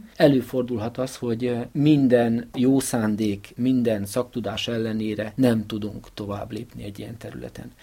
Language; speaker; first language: Hungarian; native; Hungarian